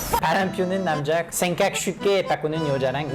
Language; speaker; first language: Korean; non-native, learner; English